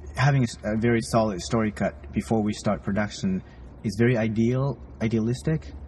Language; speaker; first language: English; non-native, fluent; Japanese